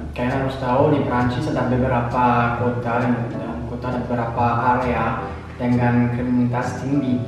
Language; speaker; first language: Indonesian; non-native, fluent; French